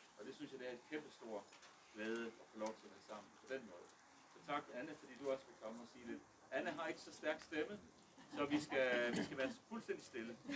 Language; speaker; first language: Danish; early bilingual, other home language; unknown